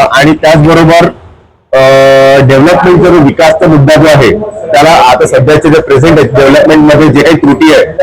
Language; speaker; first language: Marathi; native; Marathi